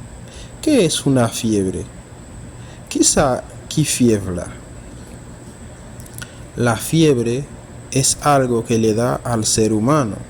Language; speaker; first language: Spanish; non-native, fluent; Haitian Creole